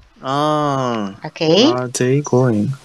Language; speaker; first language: English; non-native, learner; Japanese